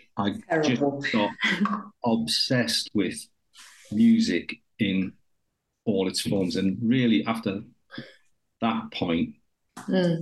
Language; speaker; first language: English; native; English